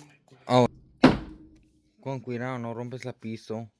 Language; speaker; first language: Spanish; early bilingual, heritage; Spanish